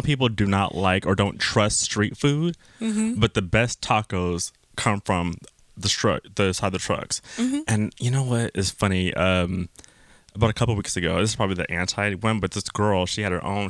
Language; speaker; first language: English; native; English